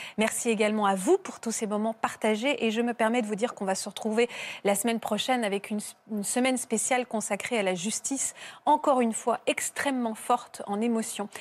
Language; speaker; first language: French; native; French